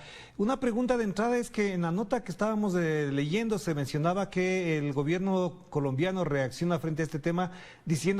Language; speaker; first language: Spanish; native; Spanish